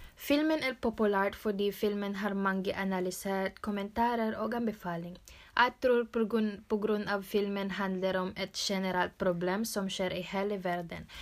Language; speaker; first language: Norwegian; non-native, learner; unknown